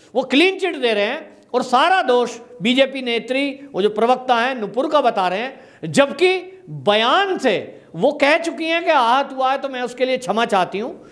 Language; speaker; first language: Hindi; native; Hindi